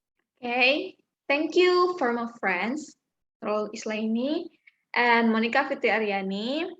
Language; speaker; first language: English; non-native, learner; Indonesian